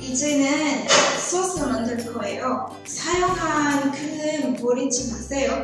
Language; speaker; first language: Korean; non-native, learner; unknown